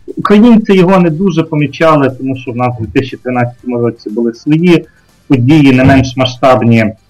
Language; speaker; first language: Ukrainian; native; Ukrainian